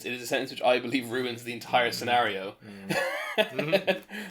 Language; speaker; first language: English; native; English